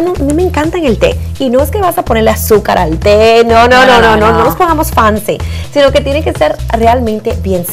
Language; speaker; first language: Spanish; native; Spanish